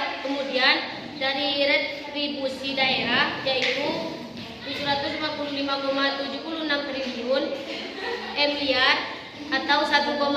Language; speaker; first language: Indonesian; native; Indonesian